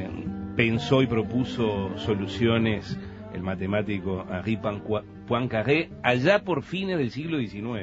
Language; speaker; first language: Spanish; native; Spanish